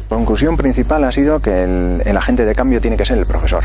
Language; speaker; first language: Spanish; native; Spanish